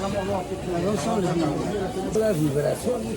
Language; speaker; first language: Spanish; native; Spanish